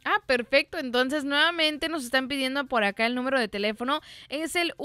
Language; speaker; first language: Spanish; native; Spanish